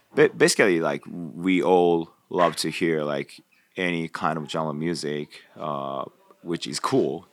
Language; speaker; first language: English; non-native, fluent; Japanese